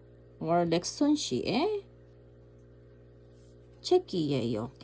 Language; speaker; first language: Korean; non-native, fluent; Filipino